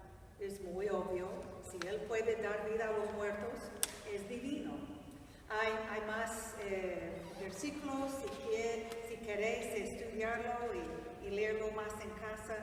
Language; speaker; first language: Spanish; non-native, fluent; English